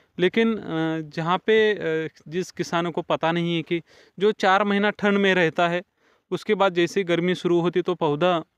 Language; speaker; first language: Hindi; non-native, local second language; Marathi